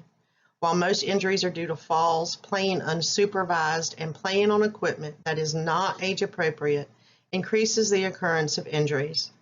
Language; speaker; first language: English; native; English